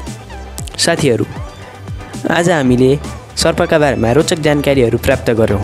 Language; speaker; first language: Nepali; native; Nepali